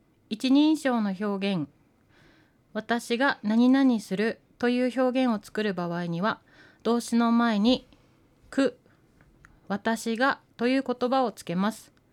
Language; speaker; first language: Japanese; native; Japanese